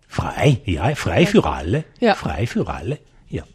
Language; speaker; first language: German; non-native, local second language; French